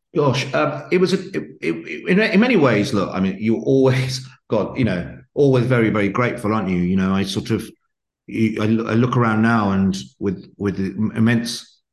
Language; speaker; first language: English; native; English